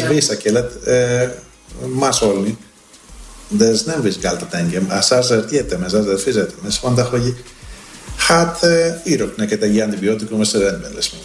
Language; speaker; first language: Hungarian; non-native, learner; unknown